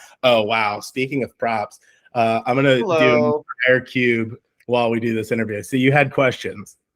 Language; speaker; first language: English; native; English